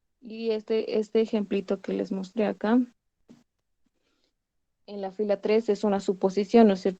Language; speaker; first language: Spanish; native; Spanish